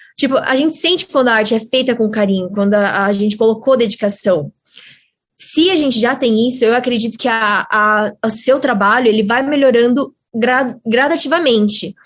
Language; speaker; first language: Portuguese; native; Portuguese